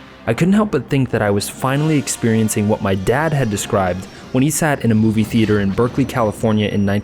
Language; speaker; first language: English; native; English